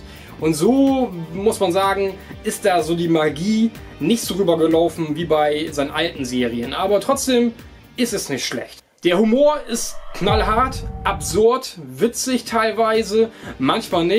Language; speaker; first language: German; native; German